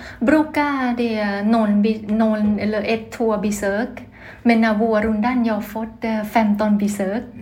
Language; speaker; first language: Swedish; non-native, learner; Thai